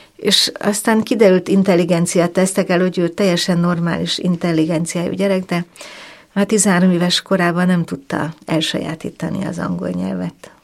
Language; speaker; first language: Hungarian; native; Hungarian